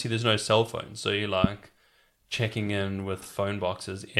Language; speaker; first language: English; native; English